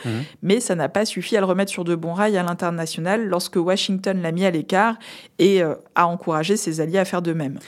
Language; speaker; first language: French; native; French